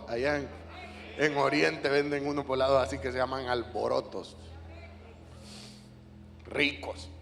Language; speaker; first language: Spanish; native; Spanish